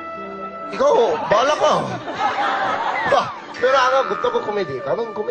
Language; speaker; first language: Filipino; non-native, learner; Korean